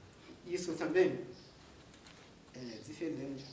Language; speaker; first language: Portuguese; non-native, learner; Haitian Creole